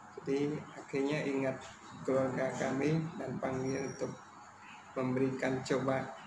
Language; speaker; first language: Indonesian; non-native, fluent; Khmer